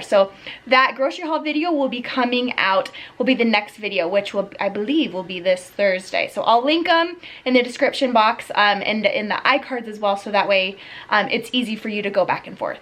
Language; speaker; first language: English; native; English